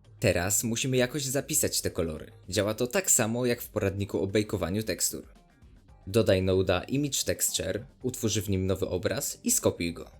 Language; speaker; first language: Polish; native; Polish